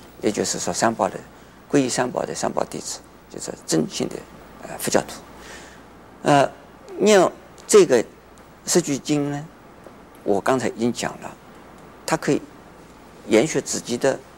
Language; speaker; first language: Chinese; native; Chinese